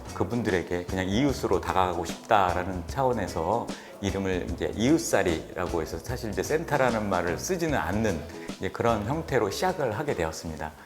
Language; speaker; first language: Korean; native; Korean